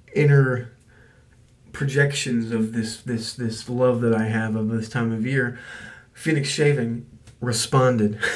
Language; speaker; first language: English; native; English